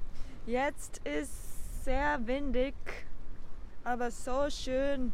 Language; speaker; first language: German; non-native, learner; Japanese